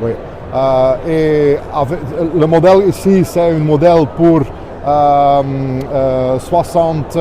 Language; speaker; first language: French; non-native, local second language; Dutch